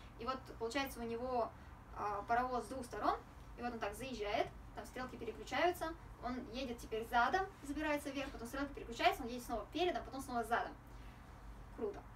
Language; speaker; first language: Russian; native; Russian